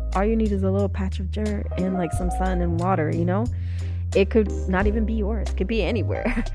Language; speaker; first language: English; early bilingual, other home language; Spanish